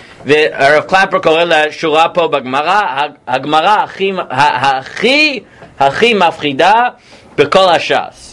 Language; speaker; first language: Hebrew; non-native, fluent; English